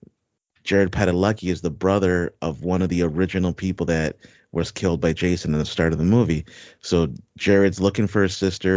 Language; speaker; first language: English; native; English